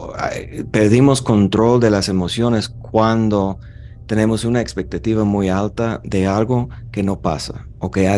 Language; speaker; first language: Spanish; non-native, fluent; English